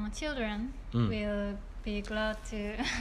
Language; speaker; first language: English; non-native, learner; Japanese